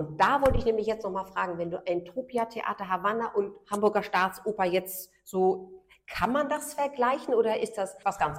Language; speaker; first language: German; native; German